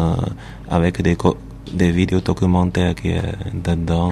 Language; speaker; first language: French; non-native, learner; Chinese